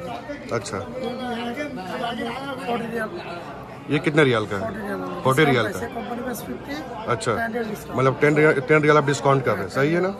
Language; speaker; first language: Hindi; native; Hindi